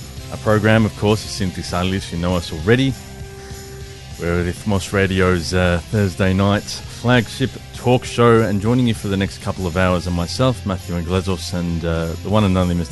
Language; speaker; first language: English; early bilingual, other home language; Greek